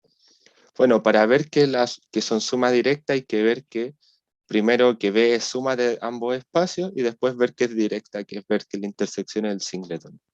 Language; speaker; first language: Spanish; native; Spanish